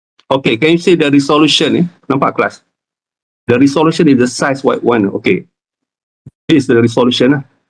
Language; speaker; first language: English; non-native, local second language; Malay